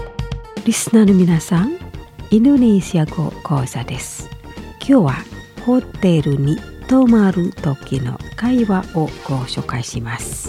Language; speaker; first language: Japanese; non-native, fluent; Indonesian